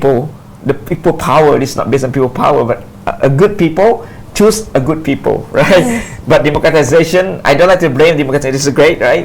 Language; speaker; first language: English; non-native, fluent; Pattani Malay